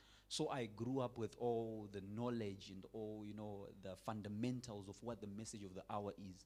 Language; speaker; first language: English; non-native, local second language; Shona